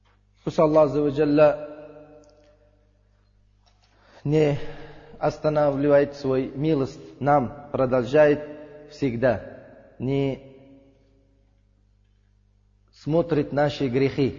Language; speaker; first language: Russian; non-native, learner; Uzbek